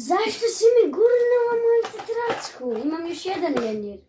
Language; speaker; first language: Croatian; early bilingual, heritage; Croatian